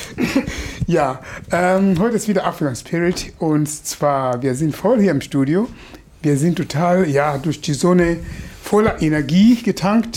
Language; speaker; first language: German; non-native, fluent; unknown